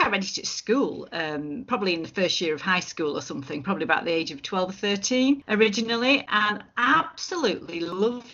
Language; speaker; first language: English; native; English